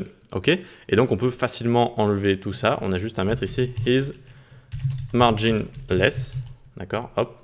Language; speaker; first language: French; native; French